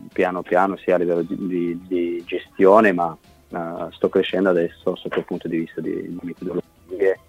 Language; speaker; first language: Italian; non-native, fluent; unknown